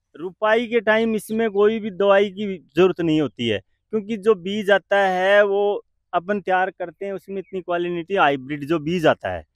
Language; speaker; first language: Hindi; native; Hindi